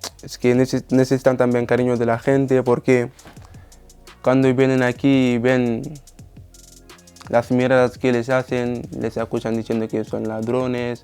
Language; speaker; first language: Spanish; non-native, fluent; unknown